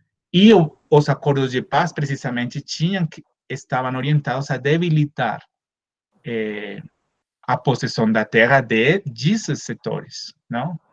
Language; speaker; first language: Portuguese; non-native, fluent; Spanish